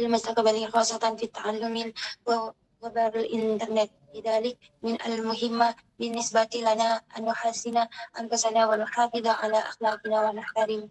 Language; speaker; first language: Arabic; non-native, learner; Indonesian